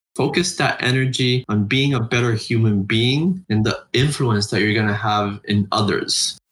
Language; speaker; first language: English; non-native, fluent; Spanish